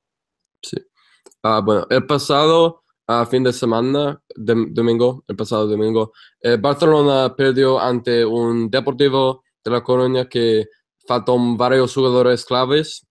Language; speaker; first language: Spanish; non-native, fluent; English